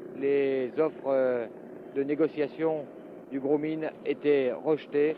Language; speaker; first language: French; native; French